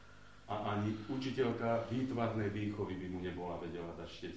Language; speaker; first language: Polish; non-native, learner; Slovak